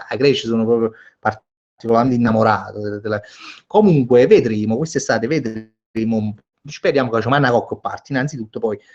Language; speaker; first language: Italian; native; Italian